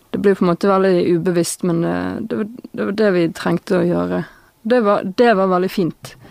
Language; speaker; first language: Norwegian; native; Norwegian